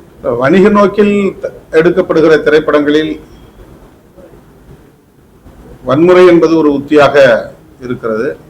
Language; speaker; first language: Tamil; native; Tamil